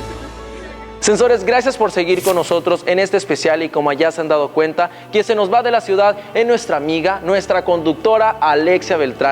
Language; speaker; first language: Spanish; native; Spanish